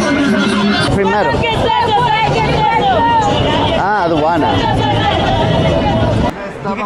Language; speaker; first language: Spanish; non-native, fluent; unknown